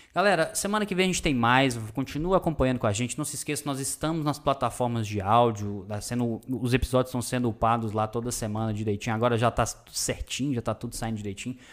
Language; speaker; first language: Portuguese; native; Portuguese